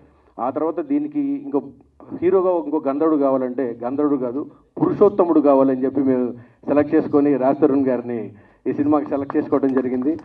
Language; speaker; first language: Telugu; native; Telugu